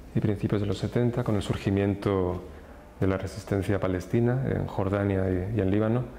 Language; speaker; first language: Spanish; native; Spanish